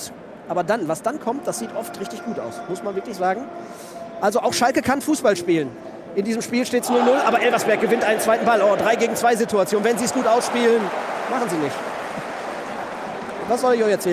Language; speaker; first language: German; native; German